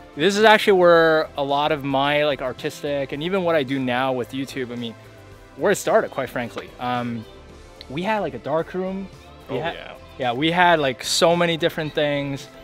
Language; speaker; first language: English; native; English